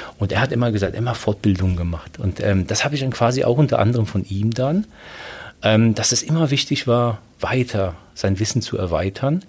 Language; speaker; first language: German; early bilingual, other home language; Polish